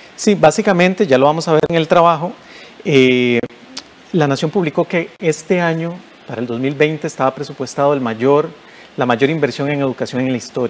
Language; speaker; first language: Spanish; native; Spanish